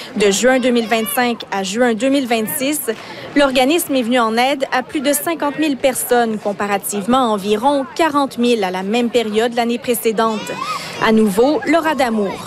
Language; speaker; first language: French; native; French